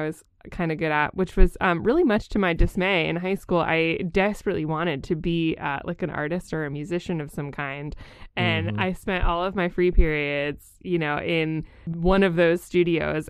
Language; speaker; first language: English; native; English